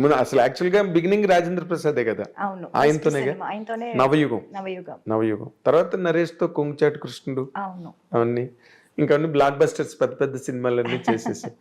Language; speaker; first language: Telugu; native; Telugu